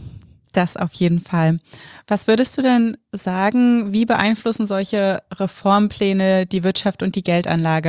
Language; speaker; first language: German; native; German